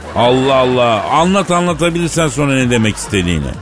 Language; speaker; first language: Turkish; non-native, fluent; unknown